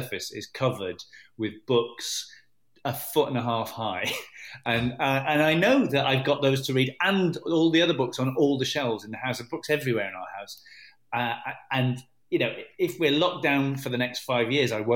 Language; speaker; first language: English; native; English